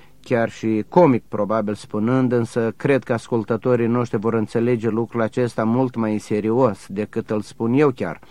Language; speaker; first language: Romanian; native; Romanian